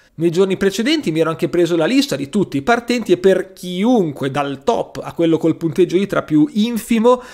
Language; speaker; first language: Italian; native; Italian